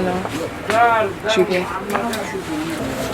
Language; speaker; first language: French; non-native, fluent; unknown